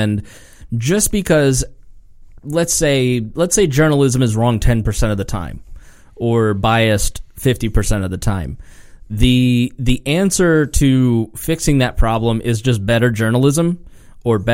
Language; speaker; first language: English; native; English